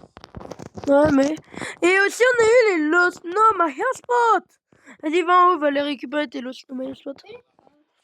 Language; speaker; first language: French; native; French